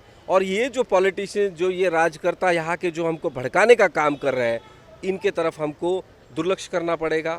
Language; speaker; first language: Hindi; non-native, local second language; Marathi